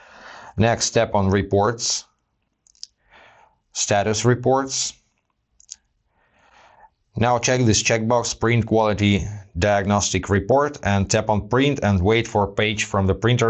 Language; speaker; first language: English; non-native, fluent; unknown